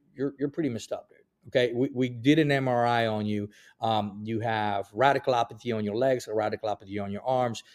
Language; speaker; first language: English; early bilingual, other home language; Spanish